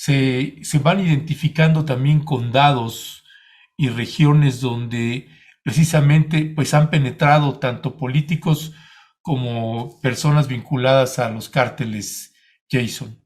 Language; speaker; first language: Spanish; native; Spanish